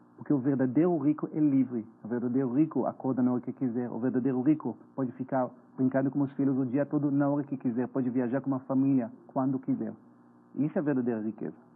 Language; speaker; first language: Portuguese; non-native, fluent; Hebrew